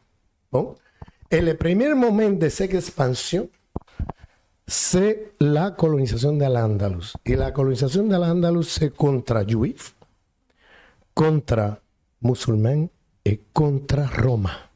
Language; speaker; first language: French; non-native, fluent; Spanish